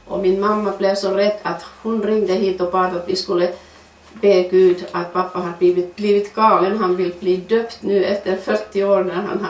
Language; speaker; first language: Swedish; non-native, fluent; Finnish